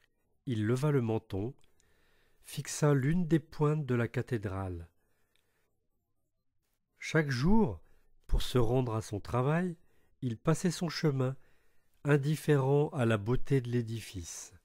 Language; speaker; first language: French; native; French